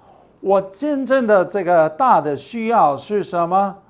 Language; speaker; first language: Chinese; non-native, fluent; English